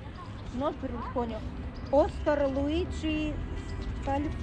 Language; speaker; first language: English; non-native, fluent; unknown